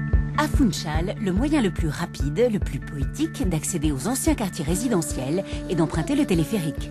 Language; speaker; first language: French; native; French